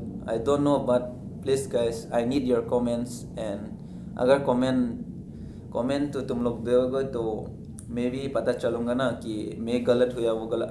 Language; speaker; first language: Hindi; non-native, local second language; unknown